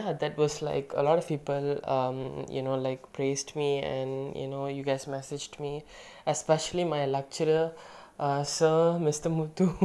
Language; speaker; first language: English; non-native, local second language; Tamil